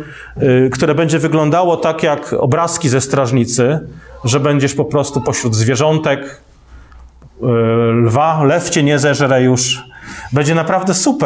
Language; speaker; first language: Polish; native; Polish